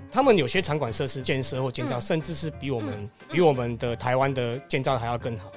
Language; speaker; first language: Chinese; non-native, local second language; Min Nan Chinese